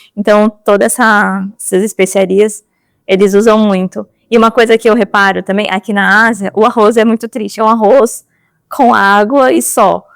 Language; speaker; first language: Portuguese; native; Portuguese